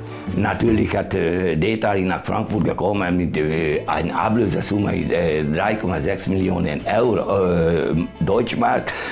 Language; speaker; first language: German; non-native, learner; Hungarian